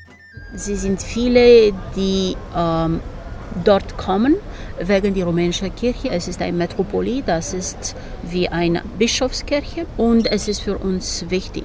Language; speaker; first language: German; non-native, fluent; Romanian